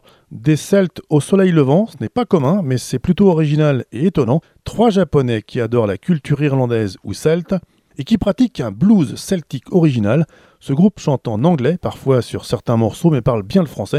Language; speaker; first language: French; native; French